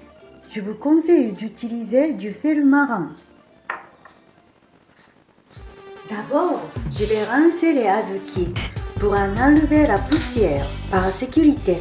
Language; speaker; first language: French; non-native, fluent; Japanese